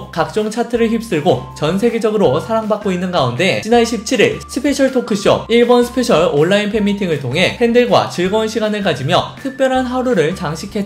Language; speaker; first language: Korean; native; Korean